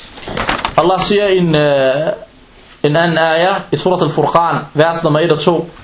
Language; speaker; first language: Danish; non-native, local second language; Arabic